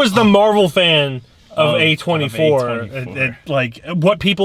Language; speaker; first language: English; native; English